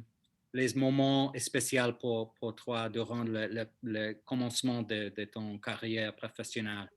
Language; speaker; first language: French; non-native, learner; English